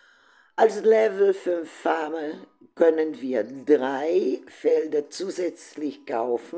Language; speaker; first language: German; non-native, fluent; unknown